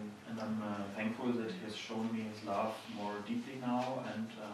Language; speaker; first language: English; non-native, fluent; Polish